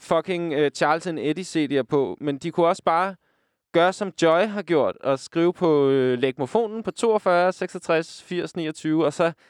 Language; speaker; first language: Danish; native; Danish